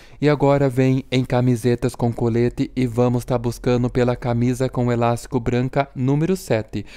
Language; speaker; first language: Portuguese; native; Portuguese